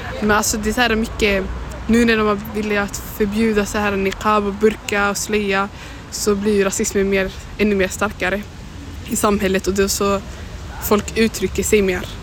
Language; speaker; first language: Swedish; early bilingual, other home language; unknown